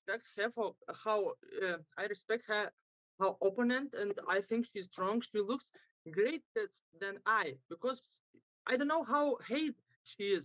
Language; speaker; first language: English; non-native, learner; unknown